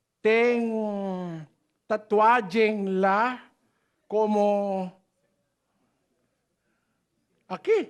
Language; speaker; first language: Portuguese; non-native, learner; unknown